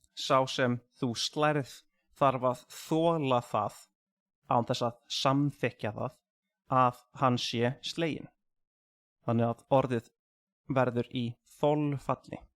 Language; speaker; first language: Icelandic; native; Icelandic